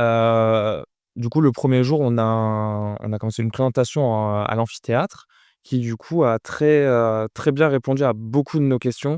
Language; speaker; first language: French; native; French